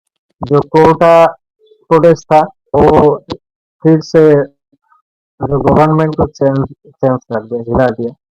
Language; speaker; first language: Hindi; non-native, learner; Bangla